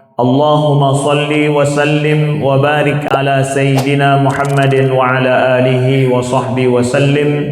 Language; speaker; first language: Malay; non-native, local second language; Achinese